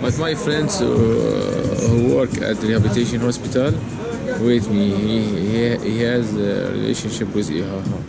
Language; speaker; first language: English; non-native, learner; Arabic